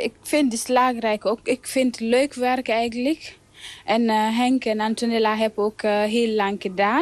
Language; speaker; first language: Dutch; non-native, learner; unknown